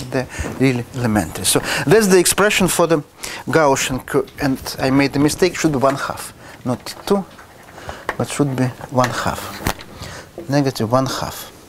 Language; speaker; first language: English; non-native, fluent; Russian